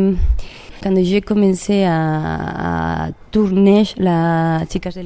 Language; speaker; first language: French; non-native, learner; Spanish